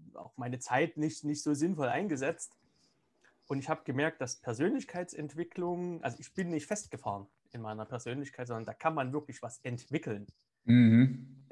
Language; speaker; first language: German; native; German